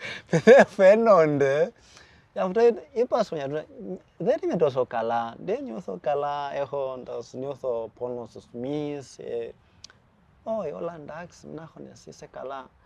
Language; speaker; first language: Greek; non-native, fluent; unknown